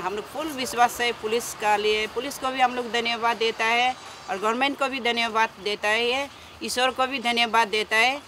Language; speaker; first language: Hindi; non-native, local second language; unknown